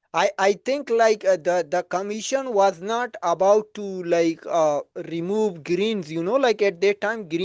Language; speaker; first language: English; non-native, fluent; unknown